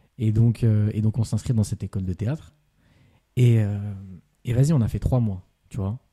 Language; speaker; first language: French; native; French